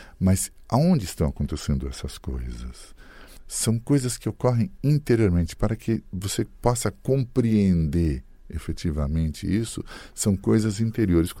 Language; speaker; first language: Portuguese; early bilingual, other home language; Italian